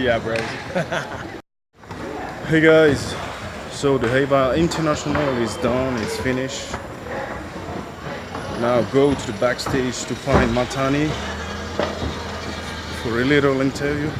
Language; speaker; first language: English; non-native, local second language; French